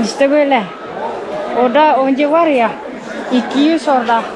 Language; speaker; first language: Turkish; non-native, learner; Indonesian